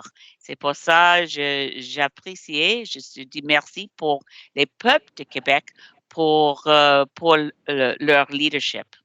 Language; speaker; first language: French; non-native, learner; English